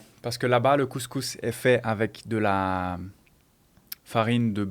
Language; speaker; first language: French; non-native, fluent; Portuguese